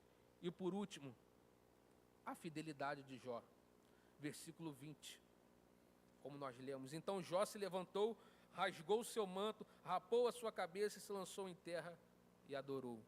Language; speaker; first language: Portuguese; native; Portuguese